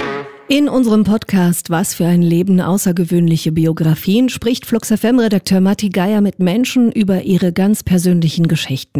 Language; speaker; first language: German; native; German